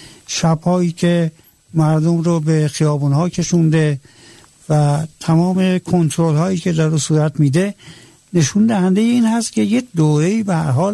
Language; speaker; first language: Persian; native; Persian